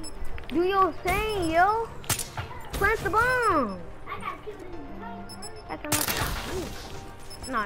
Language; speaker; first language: English; native; English